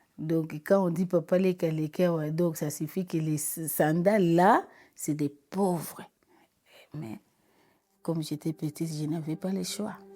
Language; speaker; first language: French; non-native, local second language; Lingala